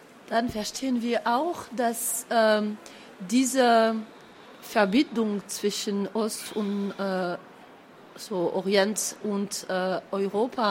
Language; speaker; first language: German; non-native, fluent; French